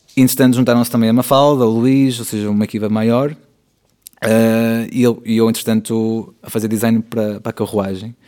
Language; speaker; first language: Portuguese; native; Portuguese